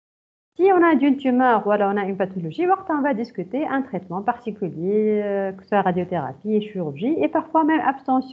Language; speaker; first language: French; non-native, local second language; Arabic